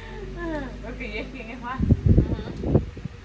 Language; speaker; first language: Spanish; native; Spanish